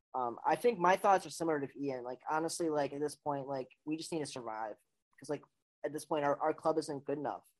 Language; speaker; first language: English; native; English